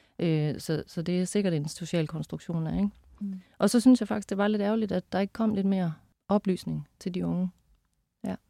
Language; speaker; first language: Danish; native; Danish